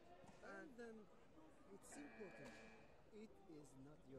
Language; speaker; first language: English; non-native, learner; Spanish